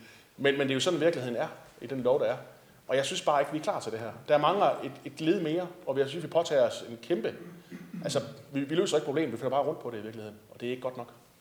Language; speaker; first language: Danish; native; Danish